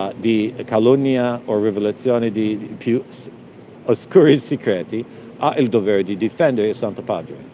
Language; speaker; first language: Italian; non-native, learner; English